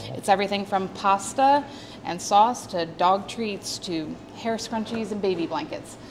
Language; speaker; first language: English; native; English